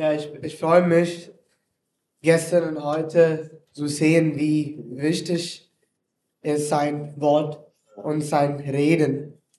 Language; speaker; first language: German; non-native, learner; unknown